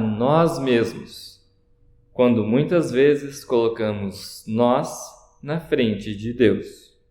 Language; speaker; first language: Portuguese; native; Portuguese